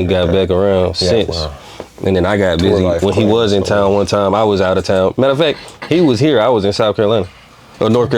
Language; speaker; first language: English; native; English